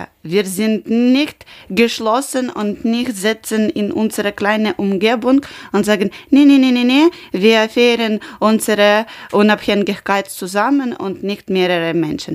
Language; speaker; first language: German; non-native, learner; Ukrainian